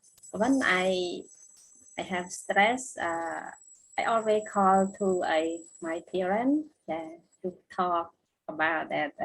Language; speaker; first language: English; non-native, learner; Khmer